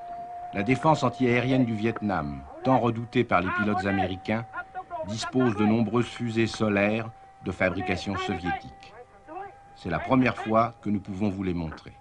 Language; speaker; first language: French; native; French